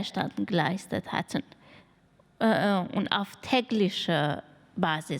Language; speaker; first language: German; non-native, fluent; Persian